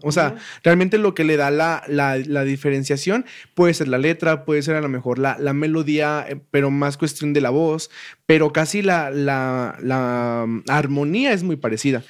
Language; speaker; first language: Spanish; native; Spanish